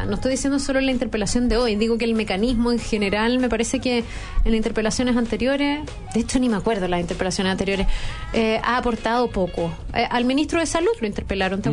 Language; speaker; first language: Spanish; native; Spanish